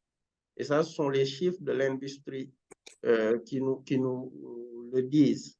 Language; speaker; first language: French; non-native, local second language; Wolof